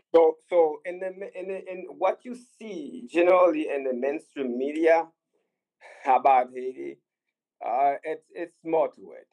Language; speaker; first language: English; non-native, fluent; Haitian Creole